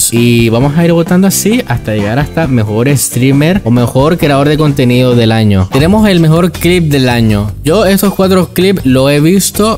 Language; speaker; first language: Spanish; native; Spanish